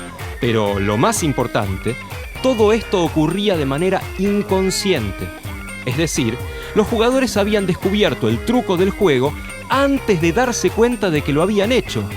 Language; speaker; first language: Spanish; native; Spanish